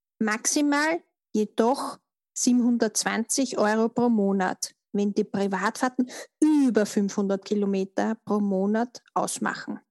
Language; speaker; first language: German; native; German